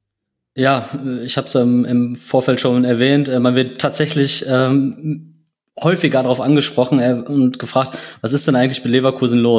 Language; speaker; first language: German; native; German